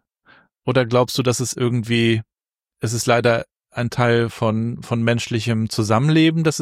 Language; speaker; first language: German; native; German